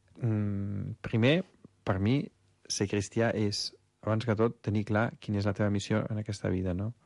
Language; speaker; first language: Catalan; non-native, fluent; Italian